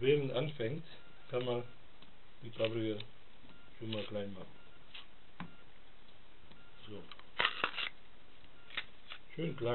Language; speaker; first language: German; non-native, fluent; Italian